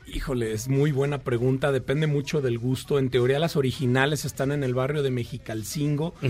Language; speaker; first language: Spanish; native; Spanish